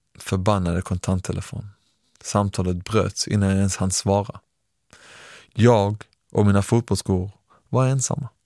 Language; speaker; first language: Swedish; early bilingual, other home language; Persian